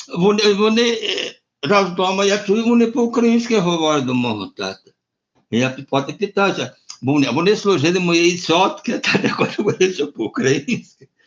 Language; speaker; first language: Ukrainian; early bilingual, heritage; Ukrainian